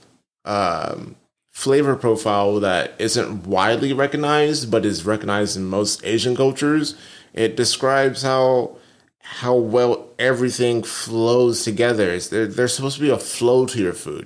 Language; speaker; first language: English; native; English